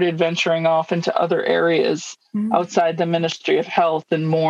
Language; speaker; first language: English; native; English